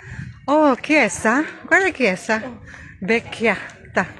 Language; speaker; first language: Italian; non-native, learner; Filipino